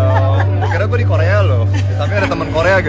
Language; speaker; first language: Indonesian; native; Indonesian